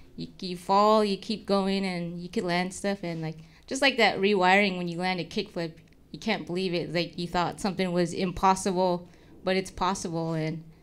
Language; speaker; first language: English; native; English